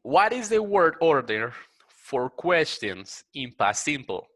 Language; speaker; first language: English; non-native, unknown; Spanish